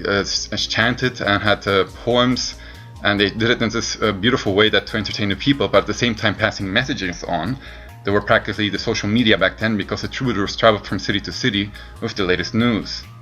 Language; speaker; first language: English; non-native, fluent; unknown